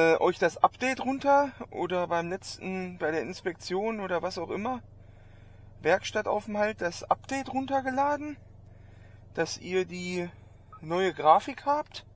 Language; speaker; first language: German; native; German